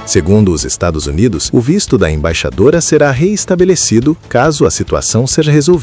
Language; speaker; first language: Portuguese; native; Portuguese